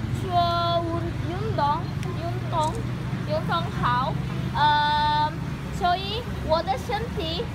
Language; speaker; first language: Chinese; non-native, learner; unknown